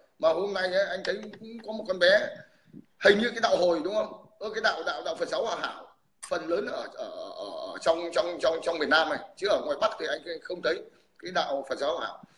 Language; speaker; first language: Vietnamese; native; Vietnamese